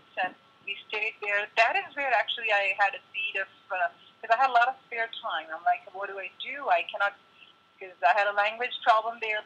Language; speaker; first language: English; non-native, local second language; Hindi